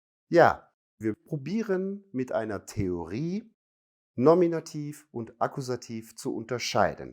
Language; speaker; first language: German; non-native, fluent; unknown